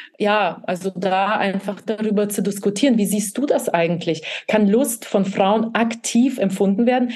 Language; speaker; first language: German; early bilingual, other home language; Russian